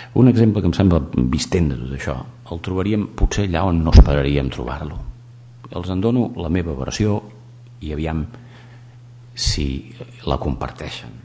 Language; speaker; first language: Catalan; native; Catalan